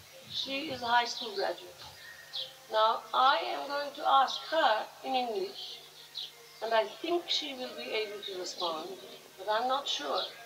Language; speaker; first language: English; non-native, local second language; Bangla